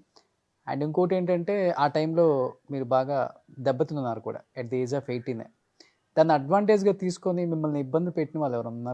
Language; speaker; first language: Telugu; native; Telugu